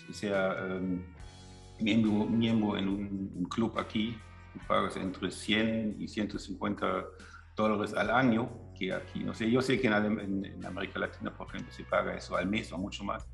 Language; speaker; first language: Spanish; non-native, fluent; German